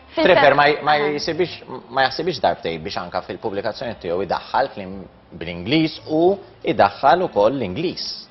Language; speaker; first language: Maltese; native; Maltese